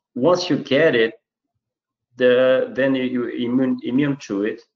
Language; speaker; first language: English; non-native, fluent; Portuguese